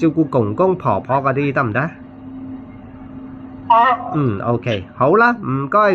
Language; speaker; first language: Cantonese; native; Cantonese